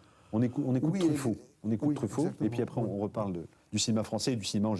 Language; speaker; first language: French; native; French